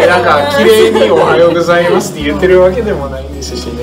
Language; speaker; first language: Japanese; non-native, fluent; Dutch